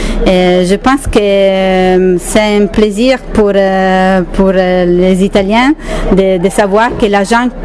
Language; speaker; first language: French; non-native, fluent; Italian